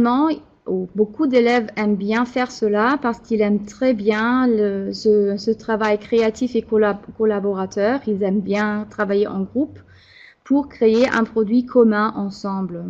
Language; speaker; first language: French; non-native, fluent; German